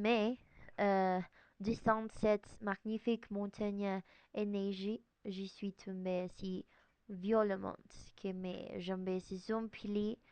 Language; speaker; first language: French; non-native, learner; Spanish